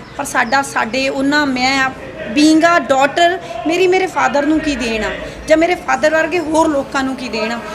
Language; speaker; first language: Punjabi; native; Punjabi